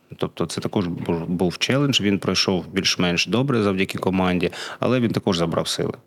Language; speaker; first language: Ukrainian; non-native, local second language; Russian